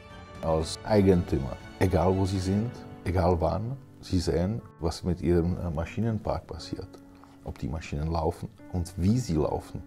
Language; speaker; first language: German; non-native, fluent; Czech